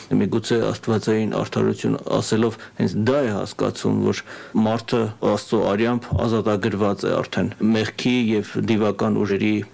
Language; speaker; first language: Armenian; native; Armenian